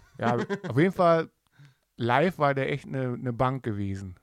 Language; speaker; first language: German; native; German